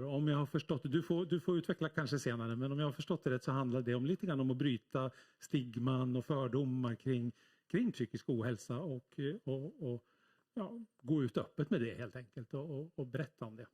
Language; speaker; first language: Swedish; native; Swedish